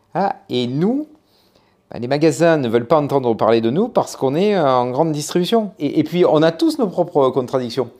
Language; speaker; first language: French; native; French